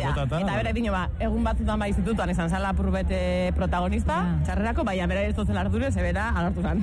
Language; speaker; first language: Basque; native; Basque